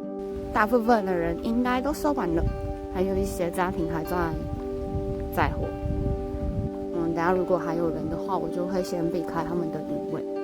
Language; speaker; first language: Chinese; native; Chinese